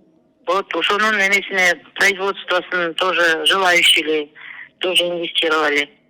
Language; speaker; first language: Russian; non-native, local second language; Kyrgyz